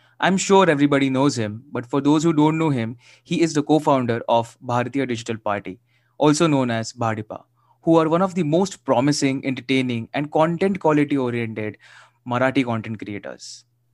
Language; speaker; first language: English; non-native, local second language; Marathi